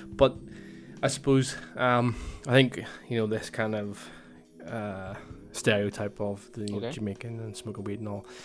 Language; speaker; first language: English; native; English